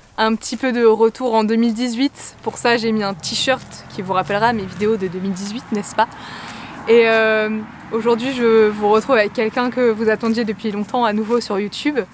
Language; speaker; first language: French; native; French